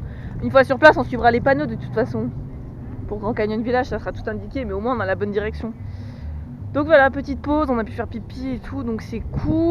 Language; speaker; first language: French; native; French